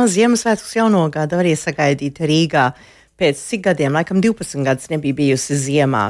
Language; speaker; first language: Latvian; early bilingual, heritage; Latvian